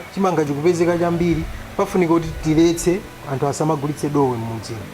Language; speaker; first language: Nyanja; non-native, local second language; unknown